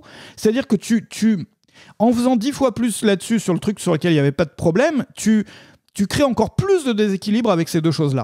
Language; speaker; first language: French; native; French